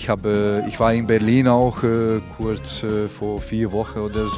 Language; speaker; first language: German; non-native, fluent; Hungarian